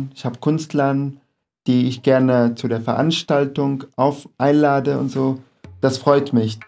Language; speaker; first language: German; non-native, fluent; Arabic